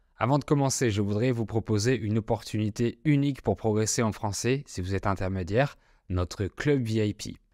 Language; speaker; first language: French; native; French